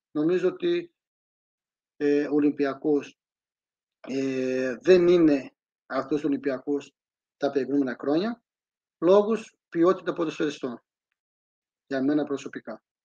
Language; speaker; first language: Greek; non-native, fluent; Portuguese